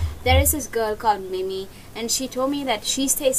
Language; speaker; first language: English; native; English